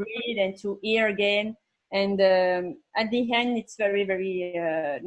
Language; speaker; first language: English; non-native, learner; French